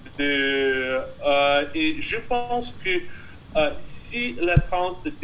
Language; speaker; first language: French; non-native, fluent; Russian